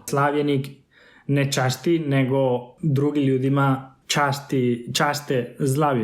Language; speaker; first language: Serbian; non-native, fluent; Spanish